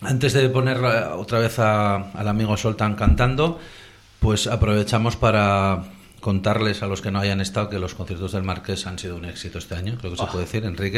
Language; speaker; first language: Spanish; native; Spanish